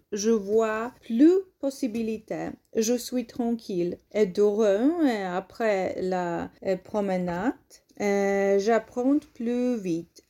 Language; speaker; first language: French; non-native, learner; Polish